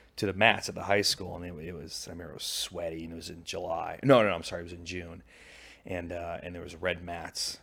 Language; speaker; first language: English; native; English